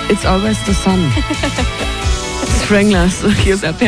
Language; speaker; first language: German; native; German